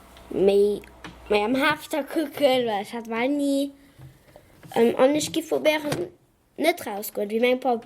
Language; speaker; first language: German; non-native, local second language; Luxembourgish